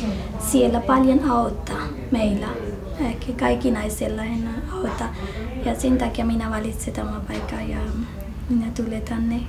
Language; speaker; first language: Finnish; non-native, learner; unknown